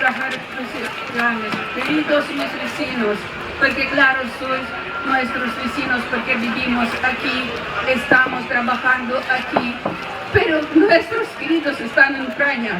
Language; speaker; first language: Spanish; non-native, fluent; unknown